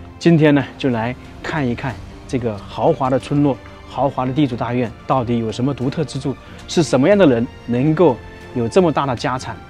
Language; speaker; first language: Chinese; native; Chinese